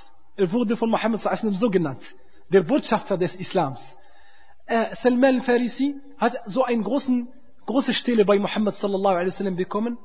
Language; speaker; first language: German; non-native, fluent; Arabic